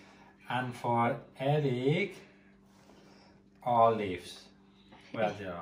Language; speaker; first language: English; non-native, learner; Catalan